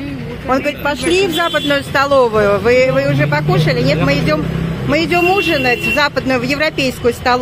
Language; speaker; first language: Russian; native; Russian